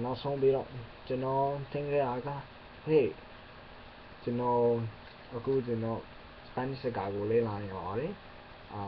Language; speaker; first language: Burmese; non-native, learner; English